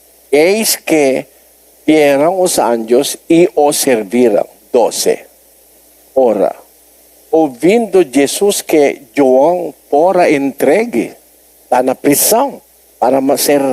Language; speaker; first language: Portuguese; non-native, learner; Filipino